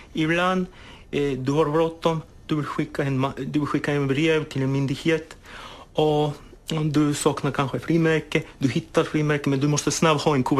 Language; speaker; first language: Swedish; non-native, fluent; Spanish